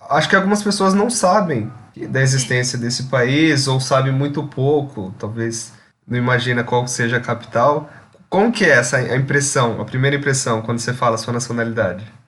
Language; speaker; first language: Portuguese; native; Portuguese